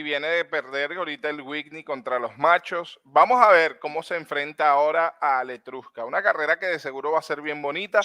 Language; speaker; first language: Spanish; native; Spanish